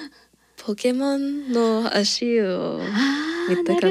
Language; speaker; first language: Japanese; non-native, learner; English